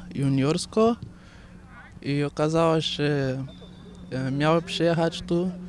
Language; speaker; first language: Polish; non-native, learner; Portuguese